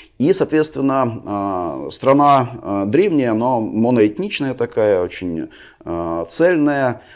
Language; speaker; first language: Russian; native; Russian